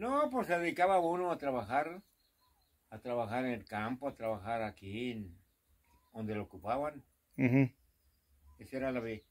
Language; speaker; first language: Spanish; native; Spanish